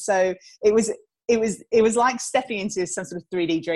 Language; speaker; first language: English; native; English